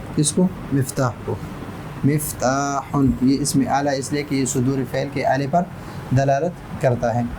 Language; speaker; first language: Urdu; non-native, local second language; Pashto